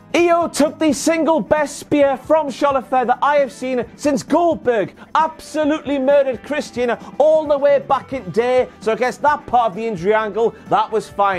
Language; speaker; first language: English; native; English